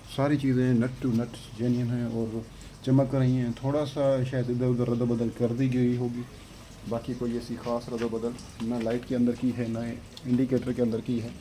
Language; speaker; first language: Urdu; non-native, local second language; Sindhi